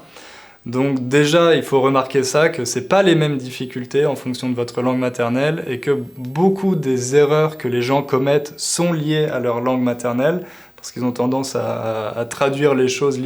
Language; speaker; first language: French; native; French